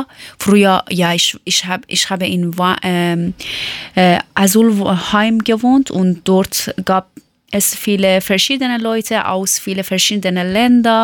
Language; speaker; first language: German; non-native, learner; Persian